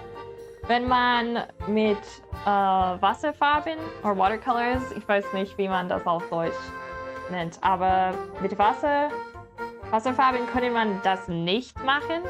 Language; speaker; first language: German; non-native, learner; English